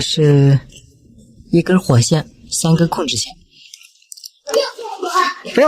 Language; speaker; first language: Chinese; native; Chinese